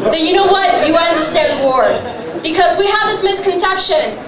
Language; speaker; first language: English; native; English